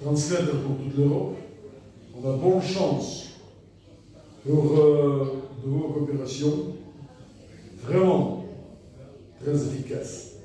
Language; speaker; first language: French; non-native, learner; Russian